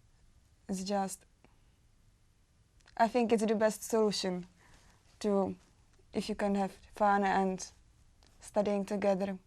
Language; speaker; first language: English; non-native, learner; Czech